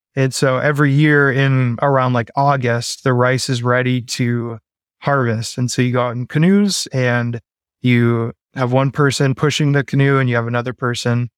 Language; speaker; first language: English; native; English